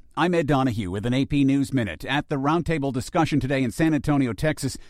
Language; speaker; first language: English; native; English